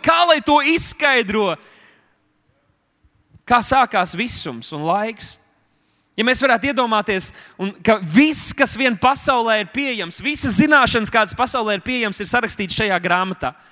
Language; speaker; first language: Latvian; native; Latvian